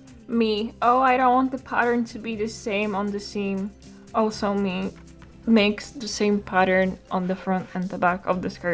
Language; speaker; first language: English; non-native, fluent; Polish